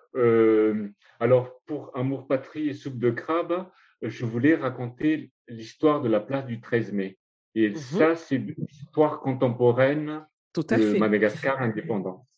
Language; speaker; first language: French; non-native, local second language; Malagasy